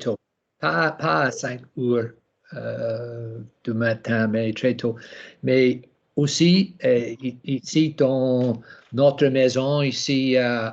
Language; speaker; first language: French; non-native, learner; English